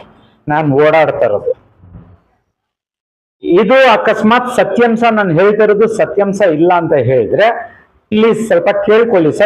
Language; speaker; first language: Kannada; native; Kannada